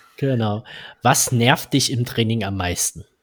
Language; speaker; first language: German; native; German